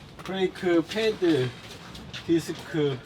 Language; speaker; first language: Korean; native; Korean